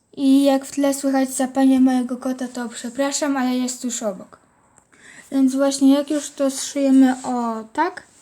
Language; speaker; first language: Polish; native; Polish